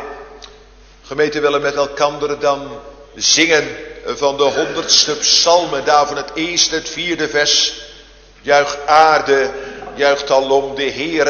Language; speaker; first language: Dutch; native; Dutch